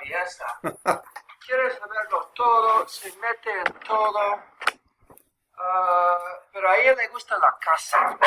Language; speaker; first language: Spanish; early bilingual, heritage; English